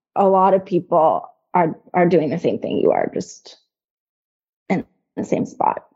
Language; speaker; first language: English; native; English